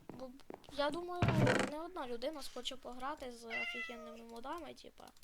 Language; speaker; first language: Ukrainian; native; Ukrainian